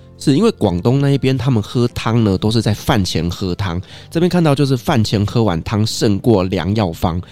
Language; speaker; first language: Chinese; native; Chinese